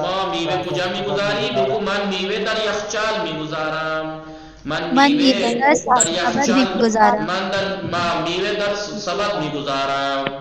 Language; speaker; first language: Persian; non-native, fluent; Urdu